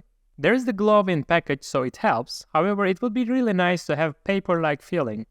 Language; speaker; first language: English; non-native, fluent; Turkish